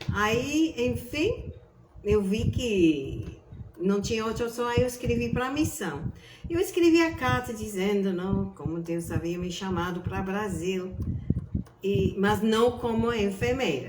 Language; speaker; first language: Portuguese; non-native, fluent; English